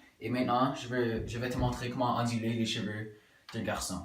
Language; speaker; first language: French; non-native, local second language; English